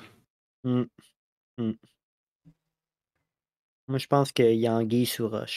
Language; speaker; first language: French; native; French